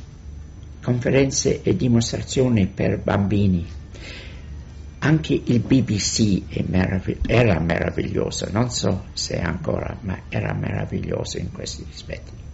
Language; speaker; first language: Italian; non-native, fluent; English